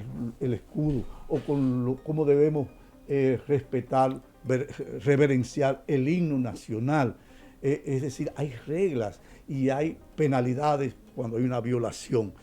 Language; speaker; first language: Spanish; native; Spanish